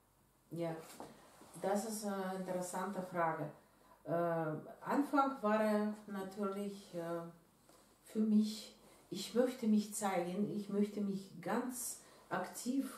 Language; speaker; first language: German; non-native, learner; Russian